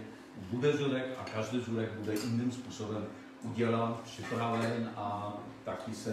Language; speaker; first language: Czech; non-native, fluent; Polish